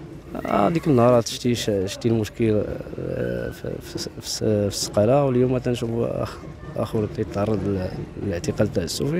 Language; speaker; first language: Arabic; native; Arabic